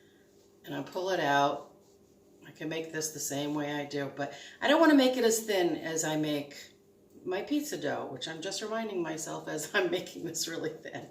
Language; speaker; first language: English; native; English